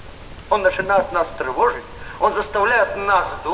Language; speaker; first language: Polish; non-native, learner; Russian